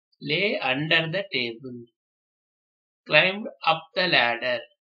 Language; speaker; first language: English; non-native, local second language; Telugu